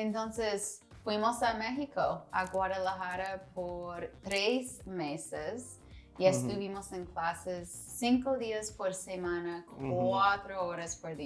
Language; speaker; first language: Spanish; non-native, learner; English